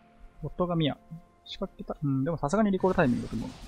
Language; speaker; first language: Japanese; native; Japanese